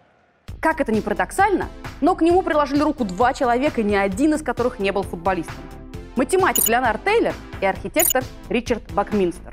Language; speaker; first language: Russian; native; Russian